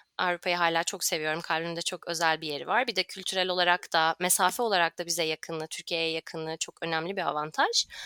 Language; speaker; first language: Turkish; native; Turkish